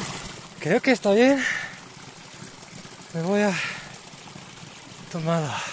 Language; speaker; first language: Spanish; non-native, learner; German